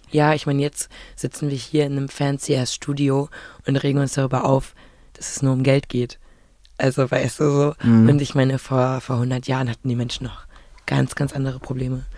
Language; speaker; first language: German; native; German